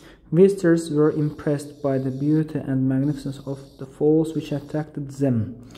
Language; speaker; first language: English; non-native, fluent; Azerbaijani